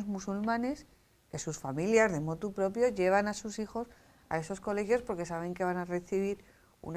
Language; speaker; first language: Spanish; native; Spanish